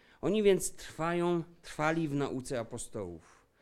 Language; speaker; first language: Polish; native; Polish